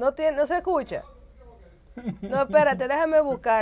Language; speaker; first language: Spanish; native; Spanish